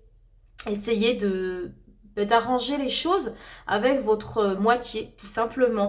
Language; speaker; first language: French; native; French